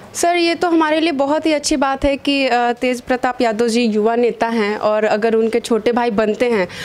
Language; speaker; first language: Hindi; native; Hindi